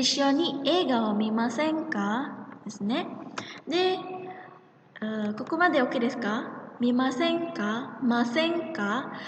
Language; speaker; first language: Japanese; non-native, fluent; Indonesian